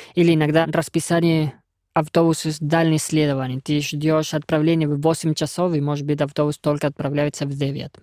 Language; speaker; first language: Russian; non-native, fluent; Spanish